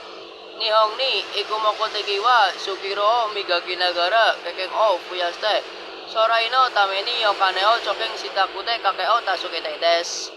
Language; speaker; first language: Japanese; non-native, learner; Indonesian